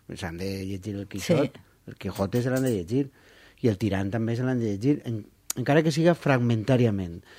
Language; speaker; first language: Catalan; non-native, local second language; Spanish